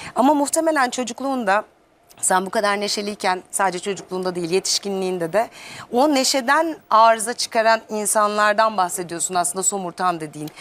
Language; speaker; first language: Turkish; native; Turkish